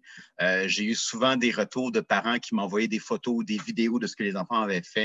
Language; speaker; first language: French; native; French